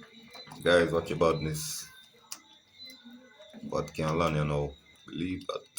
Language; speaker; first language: English; non-native, local second language; Jamaican Creole English